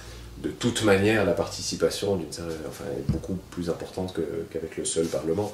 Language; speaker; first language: French; native; French